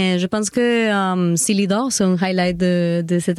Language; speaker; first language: French; non-native, learner; Spanish